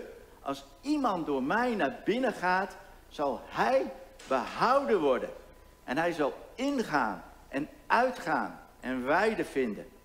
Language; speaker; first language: Dutch; native; Dutch